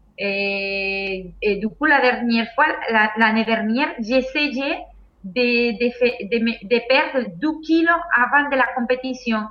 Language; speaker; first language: French; non-native, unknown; Spanish